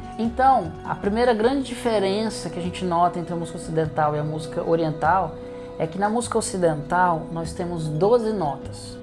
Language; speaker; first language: Portuguese; native; Portuguese